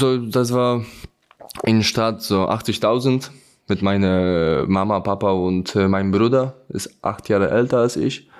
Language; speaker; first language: German; non-native, learner; Polish